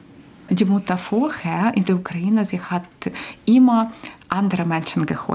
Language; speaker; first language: German; non-native, learner; Ukrainian